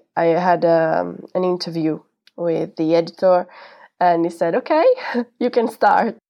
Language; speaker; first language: English; non-native, fluent; Italian